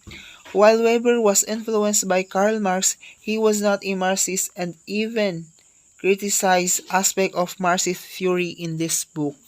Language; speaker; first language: English; non-native, local second language; Filipino